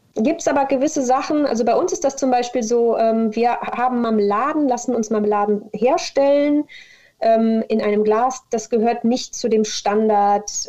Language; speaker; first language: German; native; German